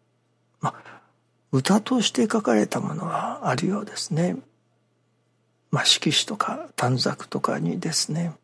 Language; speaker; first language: Japanese; native; Japanese